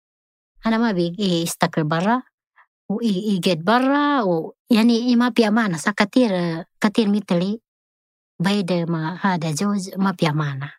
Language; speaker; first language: Arabic; non-native, learner; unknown